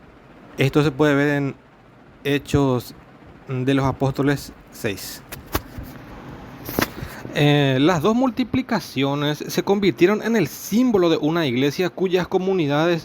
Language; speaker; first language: Spanish; native; Spanish